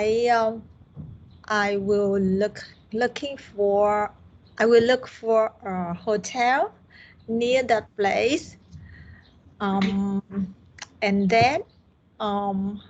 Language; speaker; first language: English; non-native, learner; Vietnamese